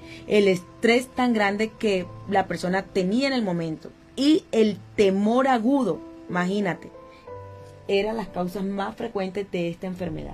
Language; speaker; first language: Spanish; native; Spanish